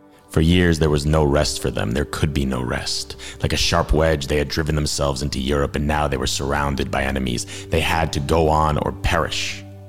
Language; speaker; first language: English; early bilingual, other home language; Hungarian